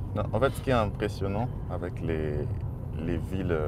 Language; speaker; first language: French; native; French